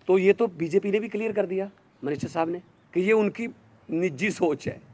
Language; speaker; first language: Hindi; non-native, local second language; Punjabi